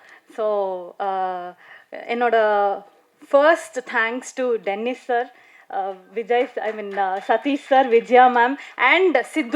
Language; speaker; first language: Tamil; non-native, fluent; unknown